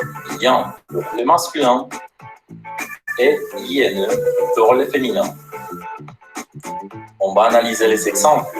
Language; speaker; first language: French; non-native, learner; Spanish